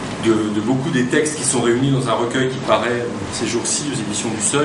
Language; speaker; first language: French; native; French